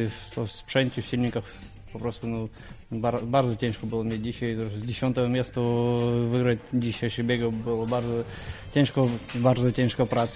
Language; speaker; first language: Polish; non-native, learner; Russian